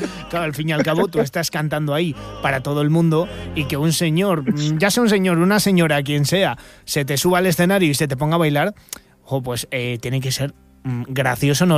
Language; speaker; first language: Spanish; native; Spanish